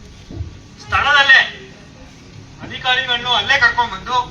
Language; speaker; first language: Kannada; native; Kannada